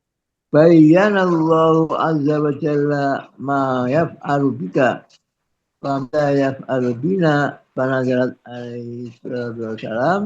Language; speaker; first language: Arabic; non-native, fluent; Indonesian